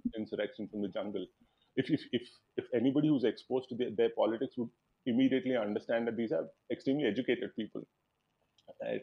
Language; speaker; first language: English; non-native, local second language; Telugu